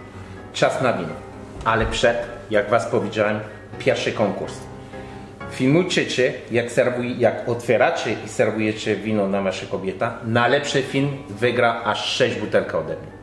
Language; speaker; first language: Polish; non-native, learner; French